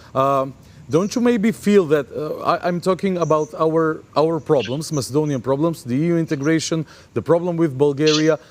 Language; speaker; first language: English; non-native, fluent; Macedonian